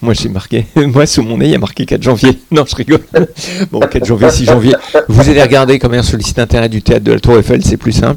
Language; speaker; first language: French; native; French